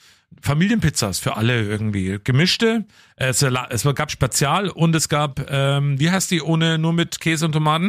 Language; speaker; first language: German; native; German